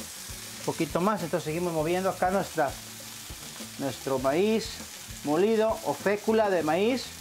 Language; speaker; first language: Spanish; native; Spanish